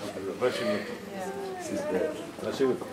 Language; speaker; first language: Swedish; non-native, fluent; Arabic